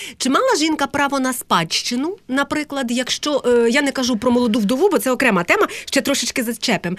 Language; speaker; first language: Ukrainian; native; Ukrainian